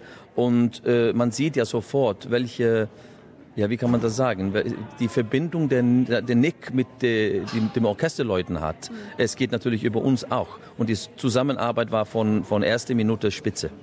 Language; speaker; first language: German; non-native, fluent; Icelandic